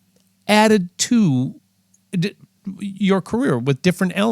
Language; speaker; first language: English; native; English